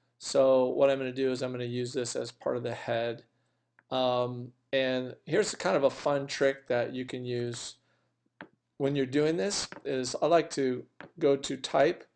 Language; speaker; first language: English; native; English